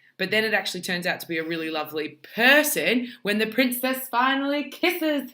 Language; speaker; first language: English; native; English